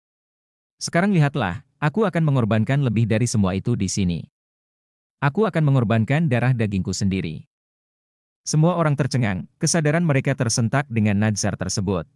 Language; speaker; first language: Indonesian; native; Indonesian